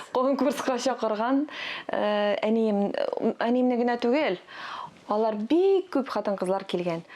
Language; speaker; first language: Tatar; non-native, local second language; Russian